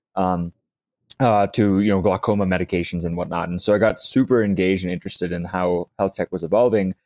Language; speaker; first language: English; native; English